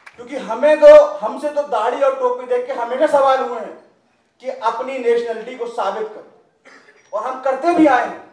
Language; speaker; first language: Hindi; native; Hindi